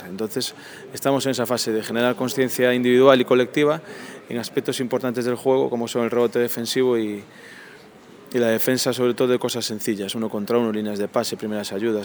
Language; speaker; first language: Spanish; native; Spanish